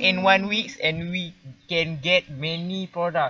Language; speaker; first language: English; non-native, learner; Malay